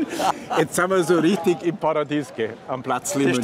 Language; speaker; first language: German; native; German